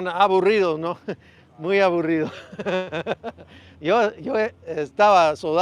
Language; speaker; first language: Spanish; non-native, learner; English